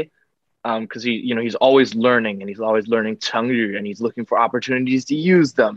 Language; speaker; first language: English; non-native, fluent; Chinese